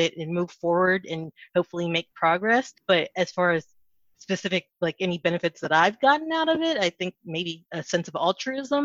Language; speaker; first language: English; native; English